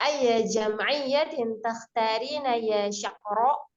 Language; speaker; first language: Arabic; non-native, learner; Indonesian